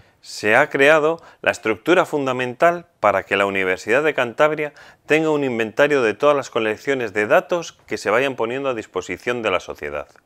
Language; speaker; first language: Spanish; native; Spanish